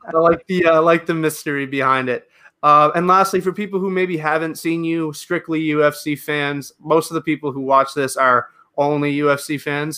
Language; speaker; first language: English; native; English